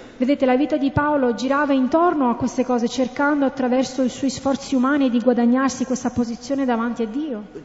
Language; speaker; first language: Italian; non-native, fluent; English